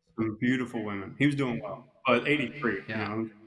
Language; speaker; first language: English; native; English